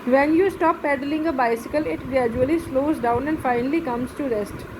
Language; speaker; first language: English; non-native, local second language; Punjabi